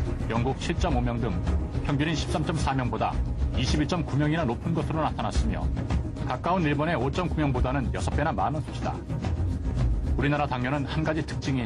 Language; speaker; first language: Korean; native; Korean